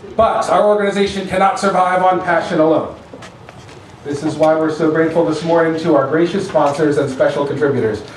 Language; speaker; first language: English; native; English